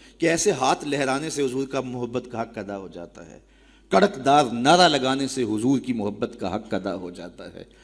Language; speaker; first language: Urdu; non-native, local second language; Punjabi